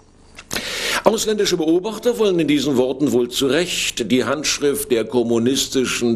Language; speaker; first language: German; native; German